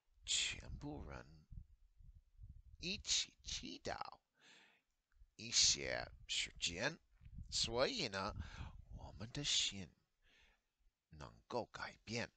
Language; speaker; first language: Chinese; non-native, fluent; English